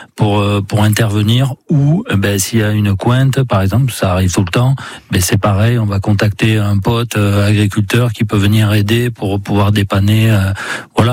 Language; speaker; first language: French; native; French